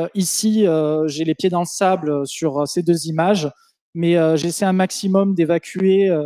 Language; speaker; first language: French; native; French